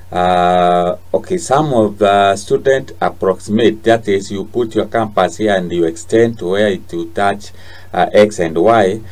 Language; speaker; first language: English; non-native, local second language; Swahili